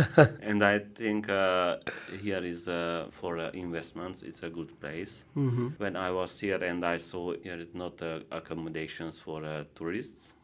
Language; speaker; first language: English; non-native, learner; Hungarian